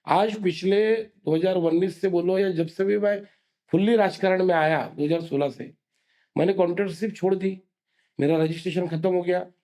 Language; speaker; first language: Hindi; non-native, local second language; Marathi